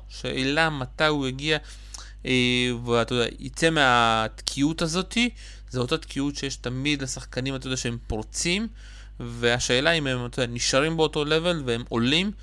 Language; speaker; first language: Hebrew; early bilingual, other home language; Russian